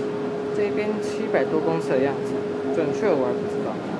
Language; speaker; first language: Chinese; native; Chinese